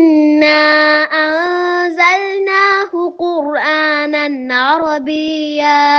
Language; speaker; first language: Arabic; non-native, learner; Malayalam